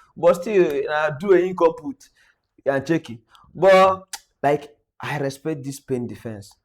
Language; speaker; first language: Nigerian Pidgin; native; Nigerian Pidgin